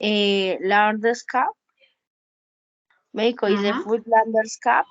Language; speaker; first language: English; non-native, learner; Spanish